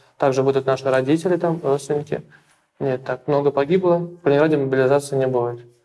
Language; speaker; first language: Russian; native; Russian